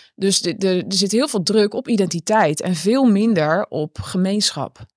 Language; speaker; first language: Dutch; native; Dutch